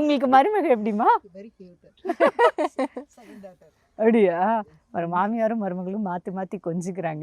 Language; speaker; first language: Tamil; native; Tamil